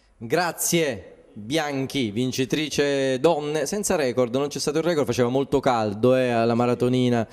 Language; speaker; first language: Italian; native; Italian